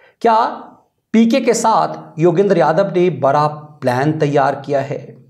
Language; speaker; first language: Hindi; native; Hindi